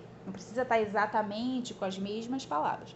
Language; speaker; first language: Portuguese; native; Portuguese